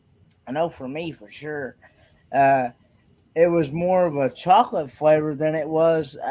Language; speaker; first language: English; native; English